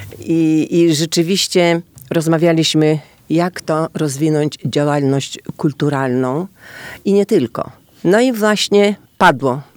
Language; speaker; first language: Polish; native; Polish